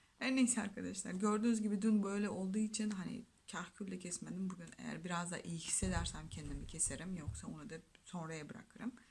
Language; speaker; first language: Turkish; non-native, fluent; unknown